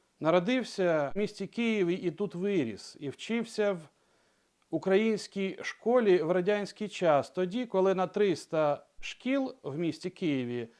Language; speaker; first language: Ukrainian; non-native, local second language; Russian